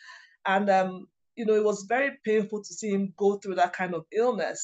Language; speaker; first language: English; non-native, local second language; Igbo